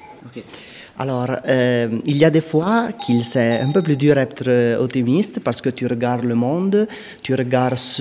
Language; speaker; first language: French; non-native, local second language; Italian